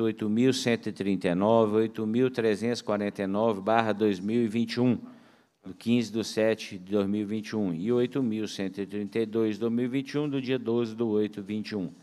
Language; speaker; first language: Portuguese; native; Portuguese